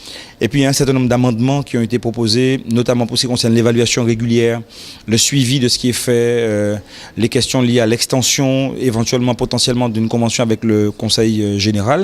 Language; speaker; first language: French; native; French